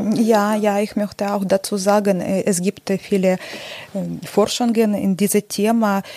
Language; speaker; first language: German; non-native, learner; Ukrainian